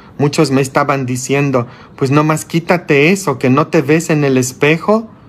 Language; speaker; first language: Spanish; non-native, fluent; Polish